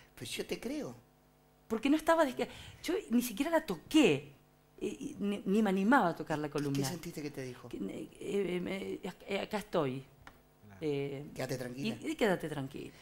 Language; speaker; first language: Spanish; native; Spanish